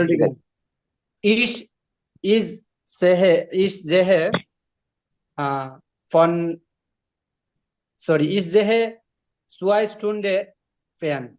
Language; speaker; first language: German; non-native, learner; Bangla